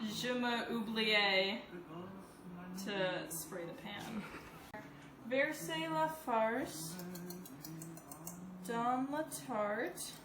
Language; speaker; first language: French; non-native, learner; English